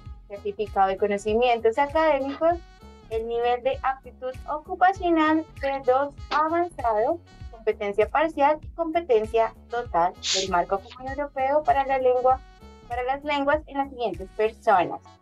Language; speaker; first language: Spanish; native; Spanish